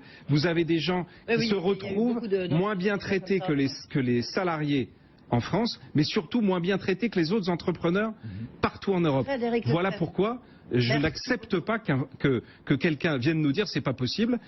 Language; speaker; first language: French; native; French